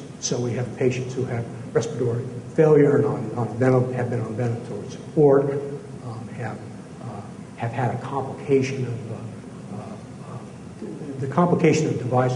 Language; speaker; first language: English; native; English